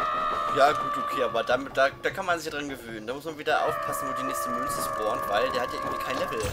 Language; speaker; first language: German; native; German